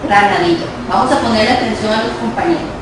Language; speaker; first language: Spanish; native; Spanish